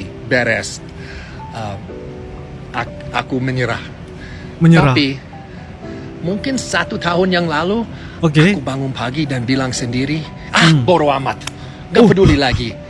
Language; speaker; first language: Indonesian; non-native, learner; English